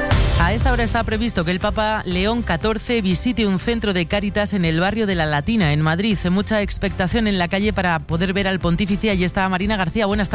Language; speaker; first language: Spanish; native; Spanish